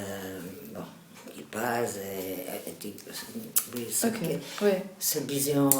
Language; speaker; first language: French; non-native, learner; Catalan